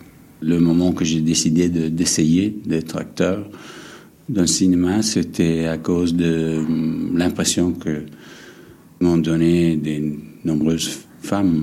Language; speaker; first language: French; non-native, fluent; English